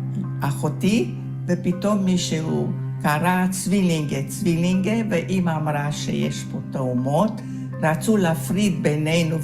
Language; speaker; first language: Hebrew; early bilingual, other home language; Hungarian